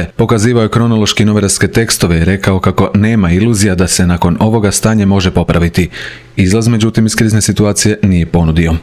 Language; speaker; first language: Croatian; native; Croatian